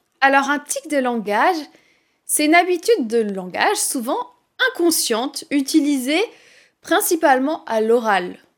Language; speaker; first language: French; native; French